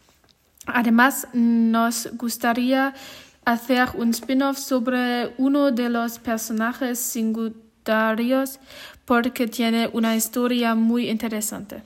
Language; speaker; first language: Spanish; non-native, learner; German